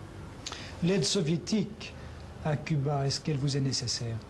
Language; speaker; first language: French; native; French